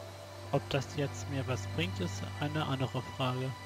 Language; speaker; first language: German; native; German